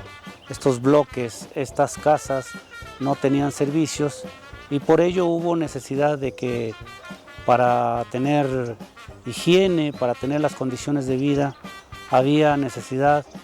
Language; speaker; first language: Spanish; native; Spanish